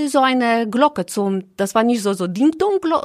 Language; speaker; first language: German; non-native, learner; Polish